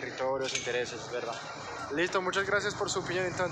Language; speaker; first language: Spanish; non-native, fluent; French